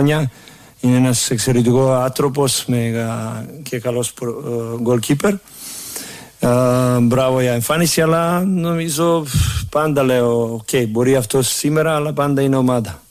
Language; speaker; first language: Greek; non-native, fluent; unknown